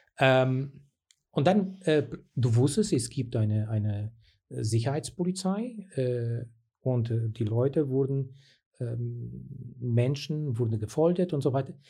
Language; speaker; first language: German; non-native, fluent; Portuguese